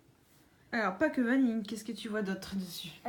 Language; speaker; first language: French; native; French